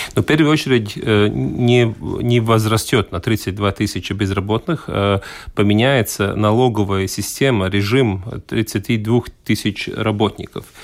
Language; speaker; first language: Russian; non-native, local second language; Latvian